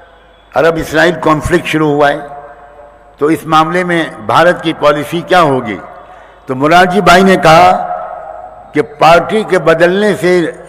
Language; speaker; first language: Urdu; native; Urdu